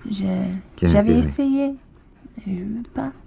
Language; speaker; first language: French; non-native, learner; English